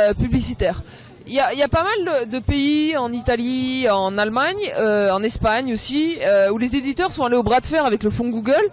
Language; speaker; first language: French; native; French